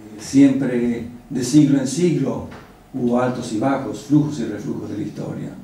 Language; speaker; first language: Spanish; non-native, local second language; Russian